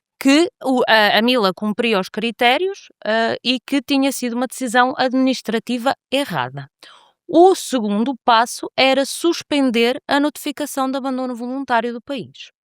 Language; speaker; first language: Portuguese; native; Portuguese